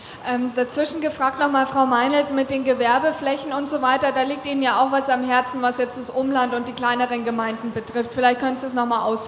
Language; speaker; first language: German; native; German